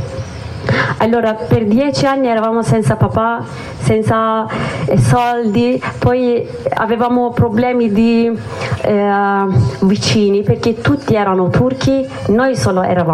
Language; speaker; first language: Italian; non-native, learner; Kurdish